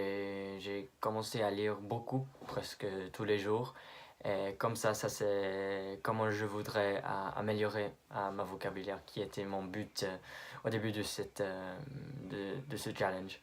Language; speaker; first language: French; non-native, fluent; English